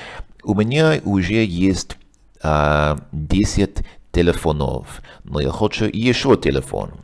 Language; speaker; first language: Russian; non-native, learner; English